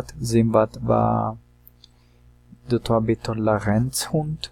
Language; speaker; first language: German; non-native, learner; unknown